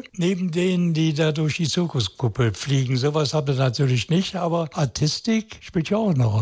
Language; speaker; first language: German; native; German